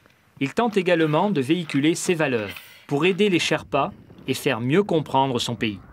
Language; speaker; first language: French; native; French